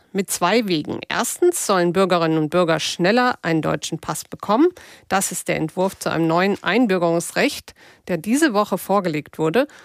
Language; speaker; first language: German; native; German